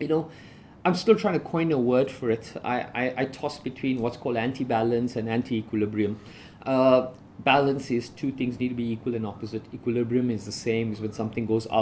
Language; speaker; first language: English; native; English